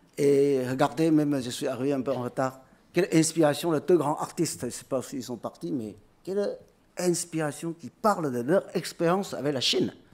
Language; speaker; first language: French; non-native, fluent; Chinese